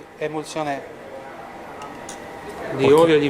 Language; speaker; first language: Italian; native; Italian